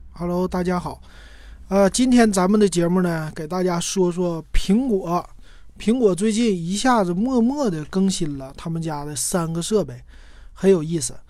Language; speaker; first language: Chinese; native; Chinese